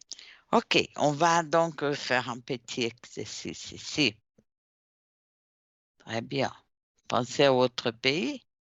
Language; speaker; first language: French; non-native, fluent; Portuguese